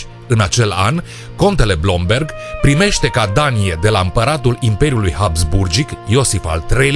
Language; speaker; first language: Romanian; native; Romanian